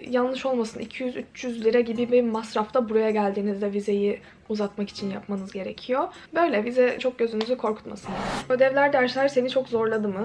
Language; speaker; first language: Turkish; native; Turkish